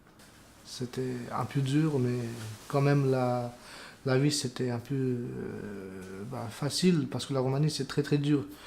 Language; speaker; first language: French; non-native, learner; Romanian